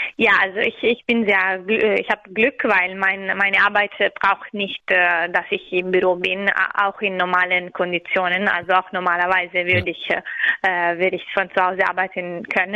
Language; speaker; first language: German; non-native, learner; Italian